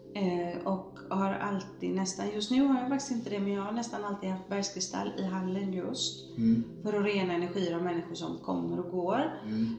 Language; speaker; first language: Swedish; native; Swedish